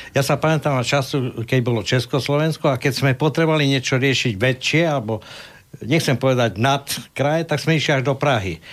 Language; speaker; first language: Slovak; native; Slovak